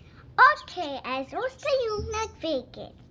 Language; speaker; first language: Hungarian; early bilingual, heritage; Hungarian